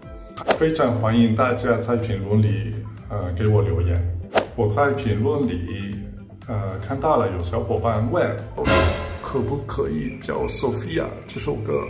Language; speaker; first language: Chinese; non-native, fluent; Spanish